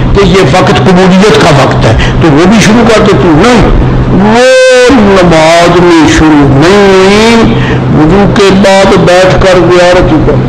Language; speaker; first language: Urdu; non-native, local second language; Punjabi